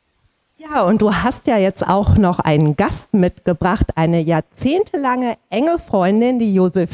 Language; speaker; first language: German; native; German